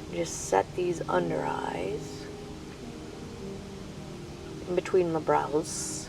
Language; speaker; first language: English; native; English